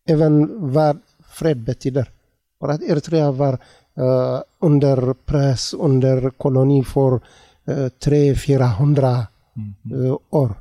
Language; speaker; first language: Swedish; non-native, learner; Tigrinya